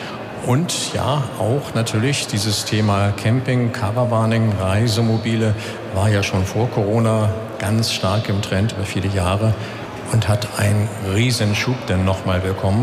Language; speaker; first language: German; native; German